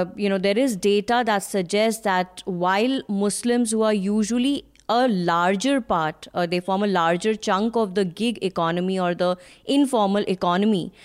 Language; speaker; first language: English; non-native, local second language; Hindi